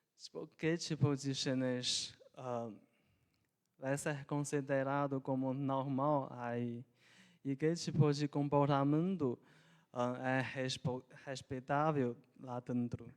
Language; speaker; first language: Portuguese; non-native, local second language; Chinese